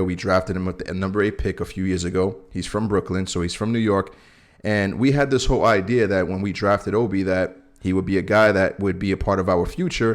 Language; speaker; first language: English; native; English